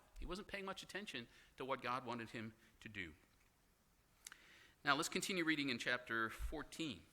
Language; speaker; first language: English; native; English